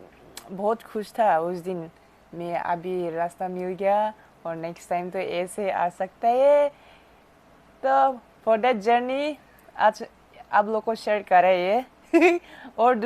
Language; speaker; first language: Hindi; non-native, local second language; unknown